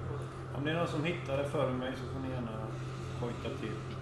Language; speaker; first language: Swedish; native; Swedish